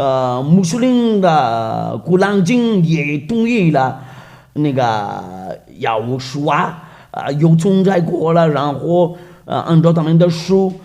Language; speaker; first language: Chinese; non-native, fluent; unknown